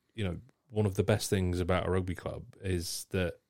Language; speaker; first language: English; native; English